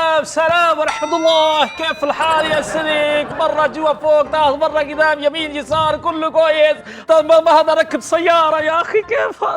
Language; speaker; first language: Arabic; non-native, learner; Punjabi